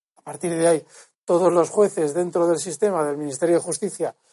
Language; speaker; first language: Spanish; native; Spanish